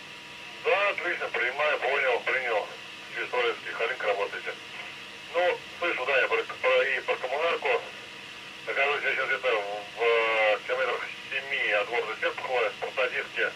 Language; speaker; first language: Russian; native; Russian